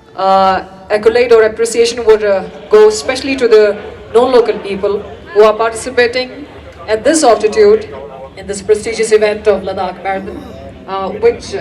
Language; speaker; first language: English; non-native, fluent; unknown